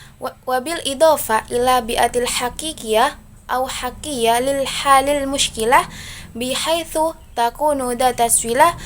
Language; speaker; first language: Arabic; non-native, learner; Indonesian